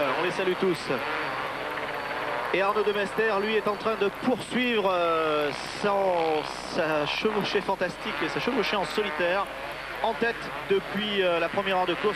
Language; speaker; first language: French; native; French